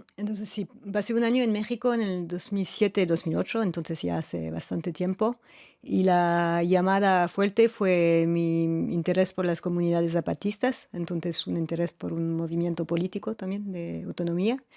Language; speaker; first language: Spanish; non-native, fluent; French